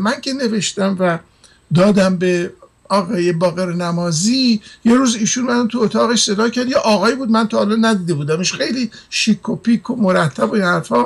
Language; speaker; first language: Persian; native; Persian